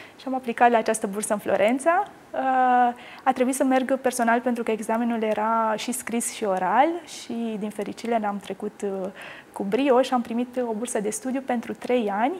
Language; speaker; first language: Romanian; native; Romanian